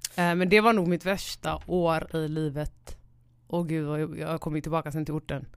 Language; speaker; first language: Swedish; early bilingual, other home language; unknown